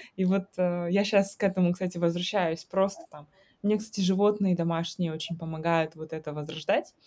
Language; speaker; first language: Russian; native; Russian